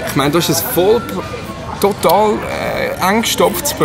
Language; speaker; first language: German; native; German